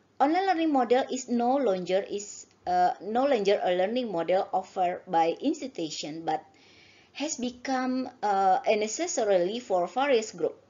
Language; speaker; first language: English; non-native, learner; Indonesian